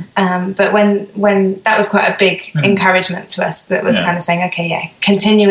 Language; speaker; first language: English; native; English